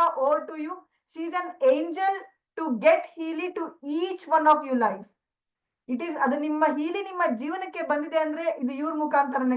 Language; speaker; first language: Kannada; native; Kannada